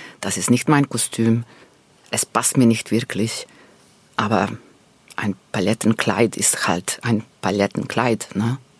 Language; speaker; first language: German; non-native, fluent; Serbian